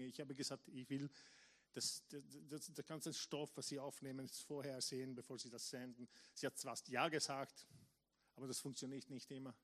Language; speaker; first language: German; non-native, fluent; English